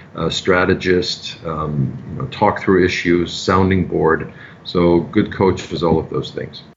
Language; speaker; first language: English; non-native, fluent; German